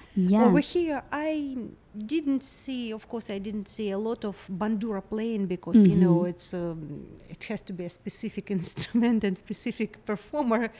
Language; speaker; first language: English; non-native, fluent; Ukrainian